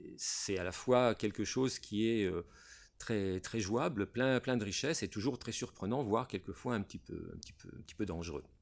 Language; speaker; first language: French; native; French